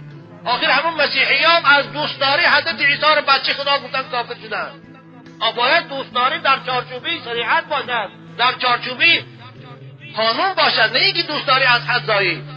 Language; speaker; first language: Persian; native; Persian